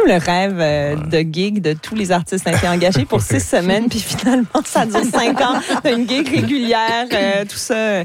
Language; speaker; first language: French; native; French